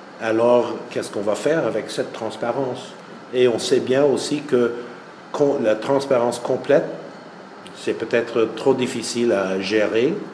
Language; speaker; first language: French; non-native, fluent; English